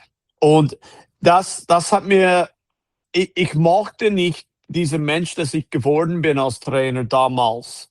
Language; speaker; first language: German; non-native, fluent; English